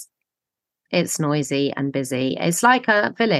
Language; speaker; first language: English; native; English